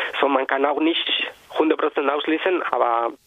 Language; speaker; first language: German; non-native, learner; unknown